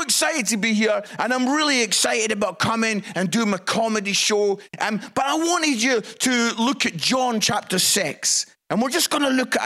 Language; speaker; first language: English; native; English